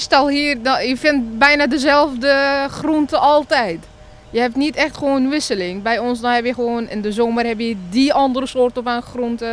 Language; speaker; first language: Dutch; non-native, fluent; Arabic